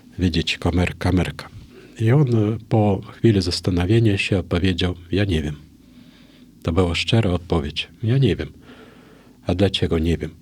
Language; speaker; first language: Polish; non-native, fluent; Russian